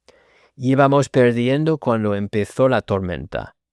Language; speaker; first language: Spanish; non-native, fluent; English